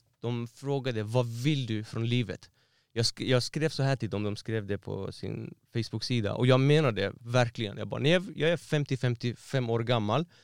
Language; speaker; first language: Swedish; non-native, fluent; Persian